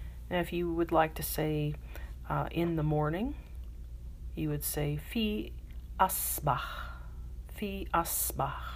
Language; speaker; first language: English; native; English